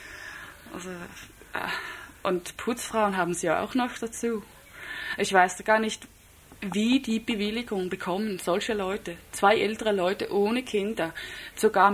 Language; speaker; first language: German; non-native, fluent; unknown